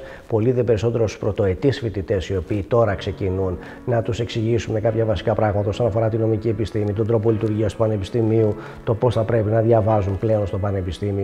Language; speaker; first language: Greek; native; Greek